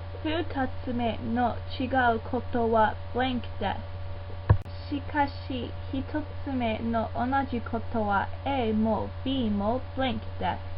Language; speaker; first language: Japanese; non-native, learner; English